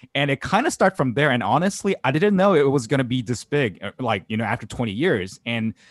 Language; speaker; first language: English; non-native, fluent; Korean